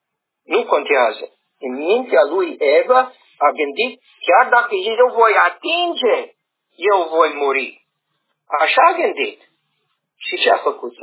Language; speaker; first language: Romanian; non-native, learner; English